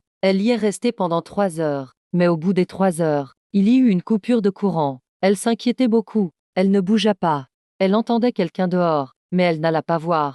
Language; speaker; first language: French; native; French